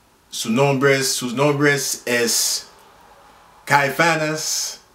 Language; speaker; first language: Spanish; non-native, learner; English